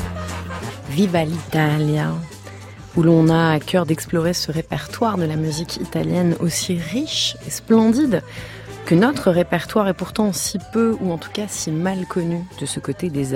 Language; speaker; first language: French; native; French